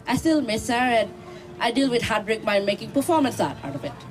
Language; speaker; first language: English; non-native, local second language; Bangla